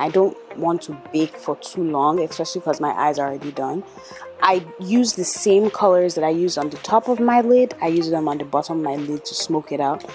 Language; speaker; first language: English; native; English